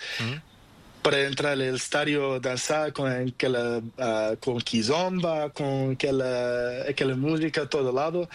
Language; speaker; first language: Spanish; non-native, learner; Portuguese